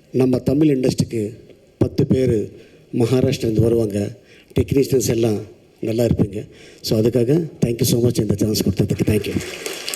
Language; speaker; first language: Tamil; non-native, local second language; Telugu